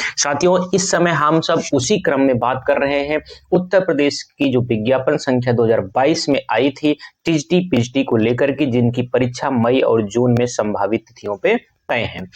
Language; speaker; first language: Hindi; native; Hindi